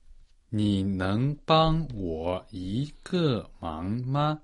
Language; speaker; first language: Chinese; non-native, learner; Portuguese